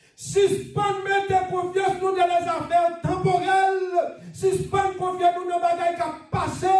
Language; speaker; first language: French; non-native, learner; English